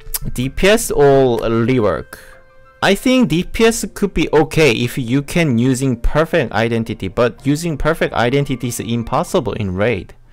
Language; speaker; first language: English; non-native, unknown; Korean